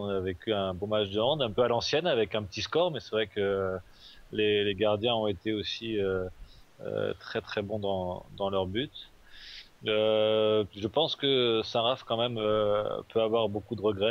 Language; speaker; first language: French; native; French